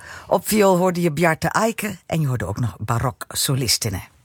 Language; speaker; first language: Dutch; native; Dutch